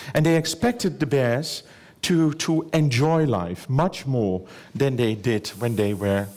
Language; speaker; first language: English; non-native, fluent; Dutch